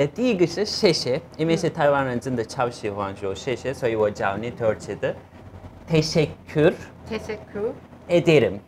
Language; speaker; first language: Chinese; non-native, fluent; Turkish